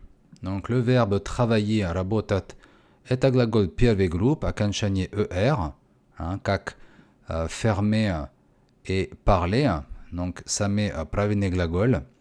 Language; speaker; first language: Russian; non-native, learner; French